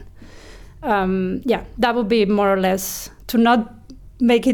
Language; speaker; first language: English; non-native, fluent; Spanish